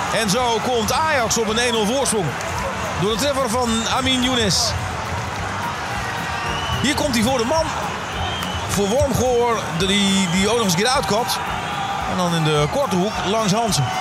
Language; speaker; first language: Dutch; native; Dutch